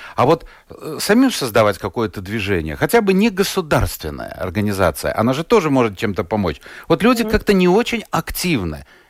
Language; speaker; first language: Russian; native; Russian